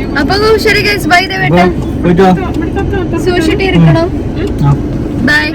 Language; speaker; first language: Malayalam; non-native, fluent; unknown